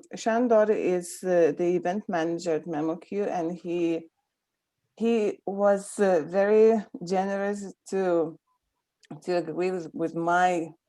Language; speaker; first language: English; non-native, fluent; Lithuanian